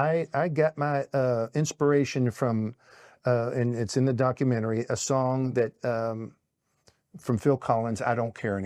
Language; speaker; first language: English; native; English